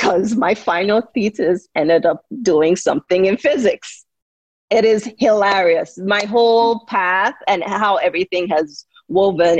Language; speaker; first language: English; non-native, local second language; Yoruba